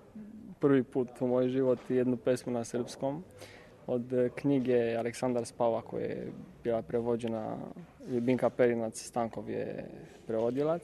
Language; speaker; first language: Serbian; non-native, learner; Romanian